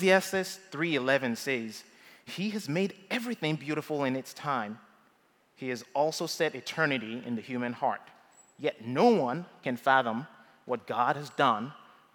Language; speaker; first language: English; non-native, local second language; Yoruba